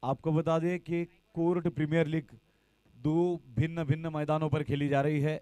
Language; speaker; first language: Hindi; non-native, local second language; Marathi